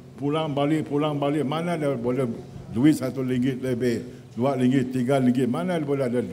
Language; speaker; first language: Malay; native; Malay